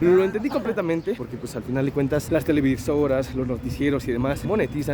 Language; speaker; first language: Spanish; native; Spanish